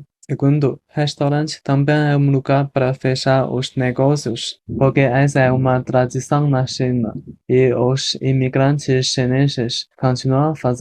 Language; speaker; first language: Portuguese; non-native, fluent; Chinese